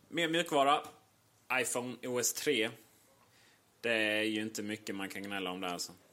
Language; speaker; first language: Swedish; native; Swedish